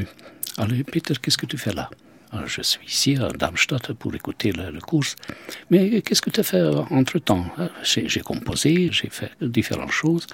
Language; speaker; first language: French; non-native, fluent; Hungarian